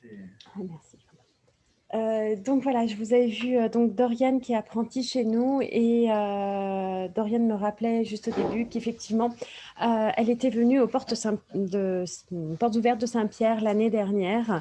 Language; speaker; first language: French; native; French